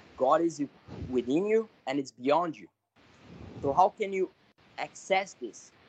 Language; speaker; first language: English; non-native, fluent; Portuguese